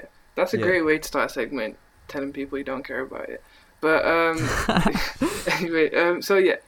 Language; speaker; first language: English; native; English